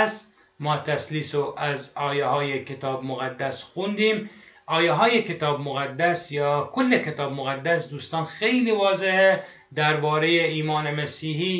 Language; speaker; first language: Persian; non-native, fluent; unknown